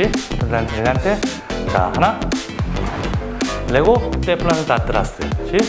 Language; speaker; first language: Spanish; non-native, learner; Korean